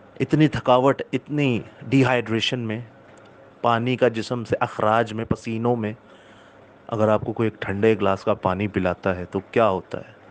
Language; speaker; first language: Urdu; non-native, local second language; Punjabi